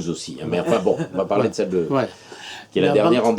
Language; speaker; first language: French; native; French